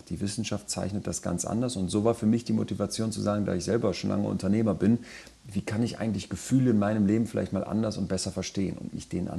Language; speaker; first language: German; native; German